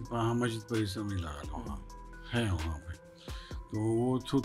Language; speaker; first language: Hindi; native; Hindi